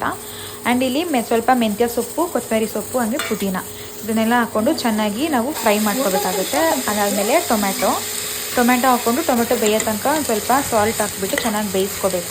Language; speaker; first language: Kannada; native; Kannada